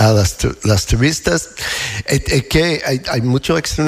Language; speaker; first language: Spanish; non-native, learner; English